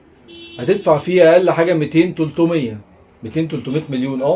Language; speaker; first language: Arabic; native; Arabic